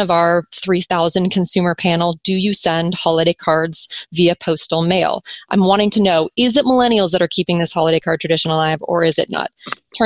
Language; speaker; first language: English; native; English